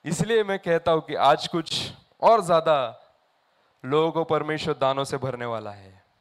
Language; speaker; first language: Hindi; non-native, local second language; Marathi